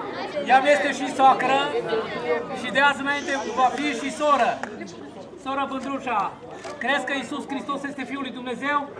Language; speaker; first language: Romanian; native; Romanian